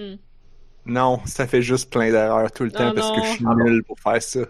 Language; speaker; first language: French; native; French